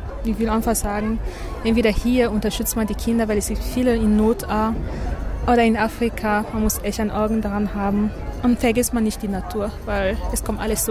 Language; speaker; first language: German; non-native, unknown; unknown